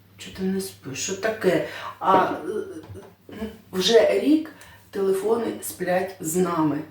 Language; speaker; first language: Ukrainian; non-native, local second language; Russian